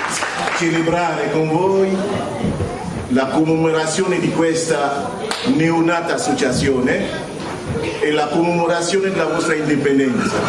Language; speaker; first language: Italian; non-native, fluent; French